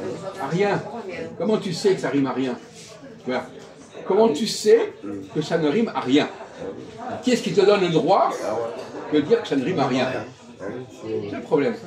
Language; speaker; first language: French; native; French